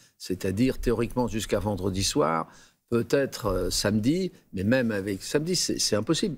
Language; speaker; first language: French; native; French